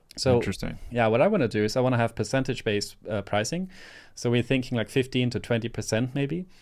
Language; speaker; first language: English; non-native, fluent; German